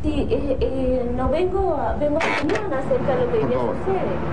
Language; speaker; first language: Spanish; native; Spanish